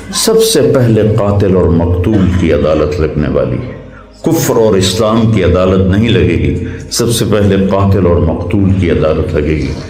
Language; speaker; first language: Urdu; non-native, local second language; Punjabi